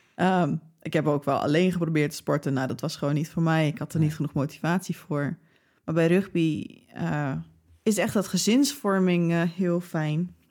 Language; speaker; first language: Dutch; early bilingual, other home language; English